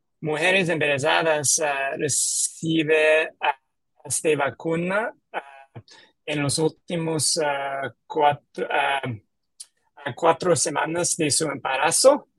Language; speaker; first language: Spanish; non-native, learner; English